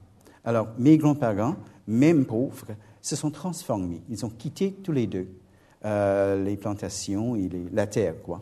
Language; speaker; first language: French; non-native, fluent; English